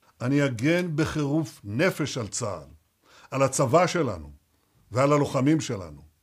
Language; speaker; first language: Hebrew; native; Hebrew